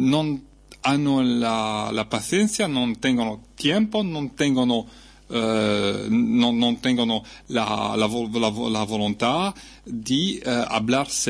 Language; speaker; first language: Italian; non-native, fluent; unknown